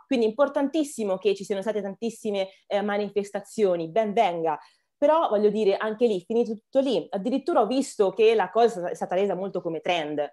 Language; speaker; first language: Italian; early bilingual, other home language; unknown